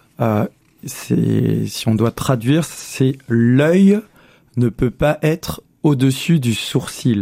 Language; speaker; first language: French; native; French